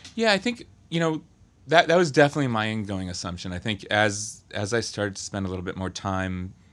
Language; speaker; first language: English; native; English